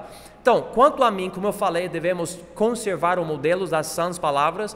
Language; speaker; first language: Portuguese; non-native, fluent; English